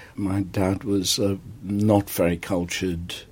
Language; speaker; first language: English; native; English